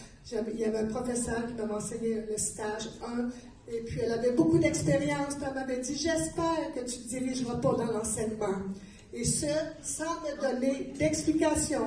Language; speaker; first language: French; native; French